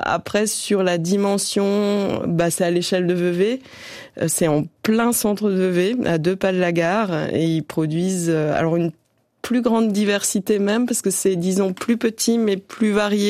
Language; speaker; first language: French; native; French